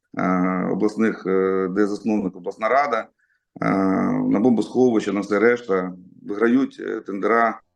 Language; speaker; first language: Ukrainian; non-native, local second language; Russian